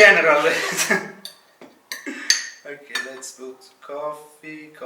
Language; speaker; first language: English; non-native, fluent; Italian